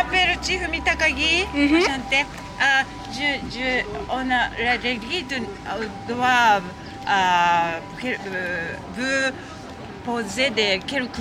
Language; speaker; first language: French; non-native, learner; Japanese